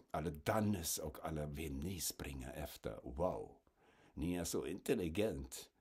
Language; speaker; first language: Swedish; non-native, fluent; German